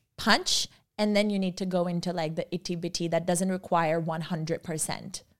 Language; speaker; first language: English; non-native, local second language; Urdu